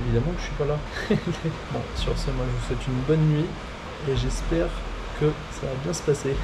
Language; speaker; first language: French; native; French